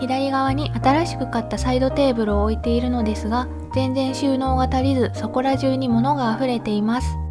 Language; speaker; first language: Japanese; native; Japanese